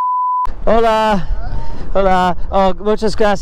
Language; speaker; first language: Spanish; non-native, learner; English